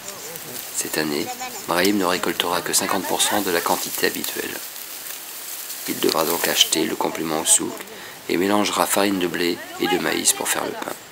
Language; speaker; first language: French; native; French